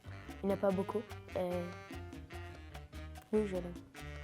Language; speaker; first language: French; non-native, learner; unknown